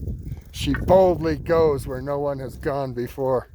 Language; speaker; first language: English; native; English